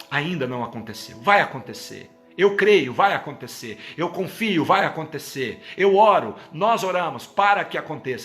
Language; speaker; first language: Portuguese; native; Portuguese